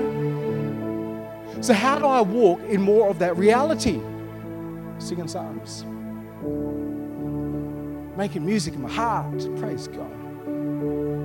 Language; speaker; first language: English; native; English